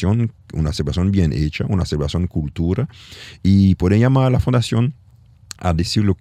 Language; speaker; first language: Spanish; non-native, learner; French